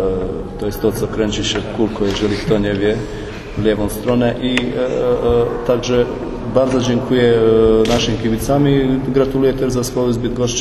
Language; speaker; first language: Polish; non-native, fluent; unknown